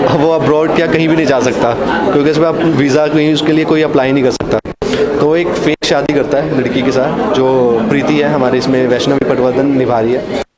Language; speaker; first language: Urdu; non-native, local second language; Punjabi